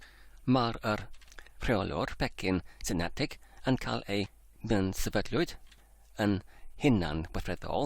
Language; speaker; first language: Welsh; non-native, learner; English